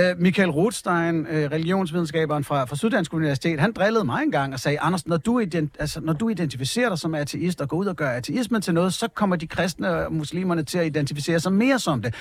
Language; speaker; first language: Danish; native; Danish